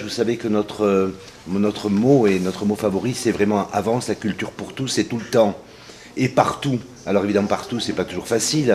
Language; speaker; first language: French; native; French